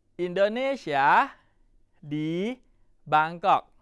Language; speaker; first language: Indonesian; non-native, fluent; Thai